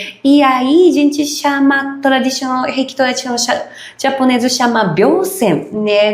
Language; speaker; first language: Portuguese; non-native, learner; Japanese